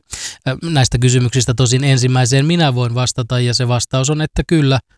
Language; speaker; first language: Finnish; native; Finnish